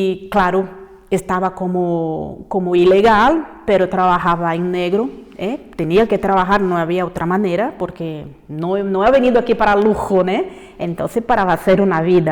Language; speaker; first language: Spanish; non-native, fluent; Portuguese